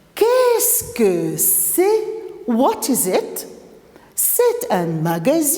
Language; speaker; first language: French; non-native, fluent; Maltese